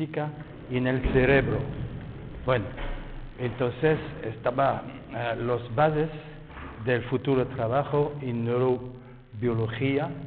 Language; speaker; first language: Spanish; non-native, fluent; French